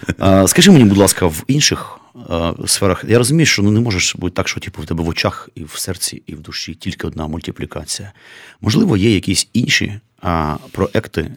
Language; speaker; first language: Ukrainian; native; Ukrainian